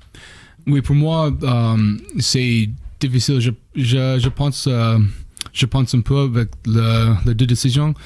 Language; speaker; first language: French; non-native, learner; English